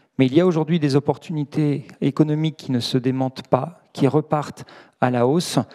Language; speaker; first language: French; native; French